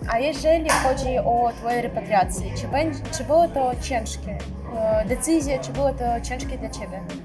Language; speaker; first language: Polish; non-native, fluent; Russian